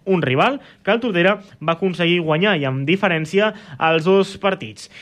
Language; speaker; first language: Catalan; native; Catalan